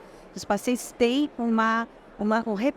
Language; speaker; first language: Portuguese; native; Portuguese